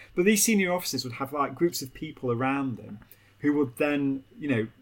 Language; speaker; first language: English; native; English